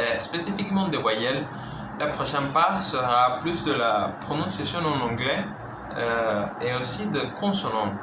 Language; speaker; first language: French; non-native, learner; Spanish